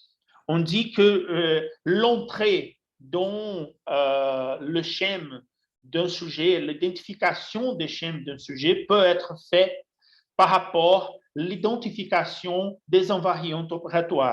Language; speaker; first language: French; non-native, fluent; Portuguese